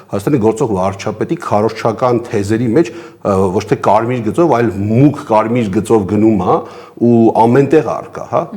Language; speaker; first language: Armenian; native; Armenian